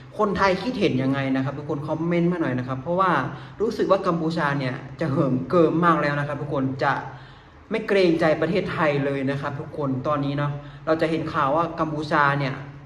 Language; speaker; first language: Thai; native; Thai